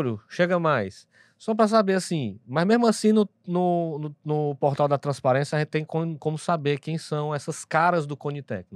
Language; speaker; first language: Portuguese; native; Portuguese